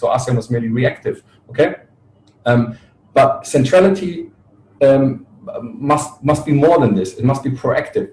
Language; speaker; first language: English; non-native, fluent; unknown